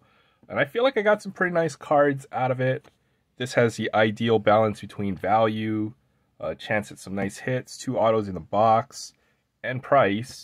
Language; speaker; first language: English; native; English